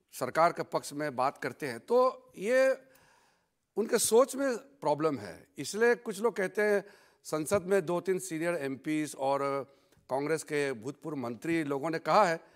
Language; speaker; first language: Hindi; non-native, local second language; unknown